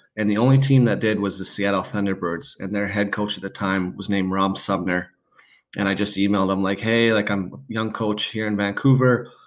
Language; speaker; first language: English; native; English